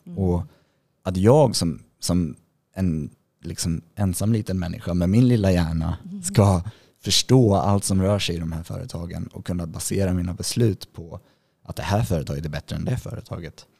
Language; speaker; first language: Swedish; native; Swedish